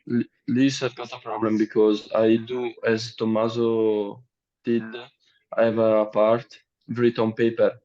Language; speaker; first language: English; non-native, learner; Italian